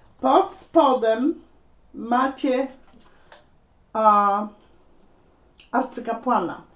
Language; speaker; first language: Polish; native; Polish